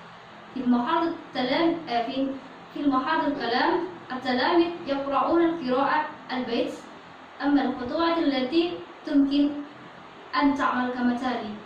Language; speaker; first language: Arabic; non-native, learner; Indonesian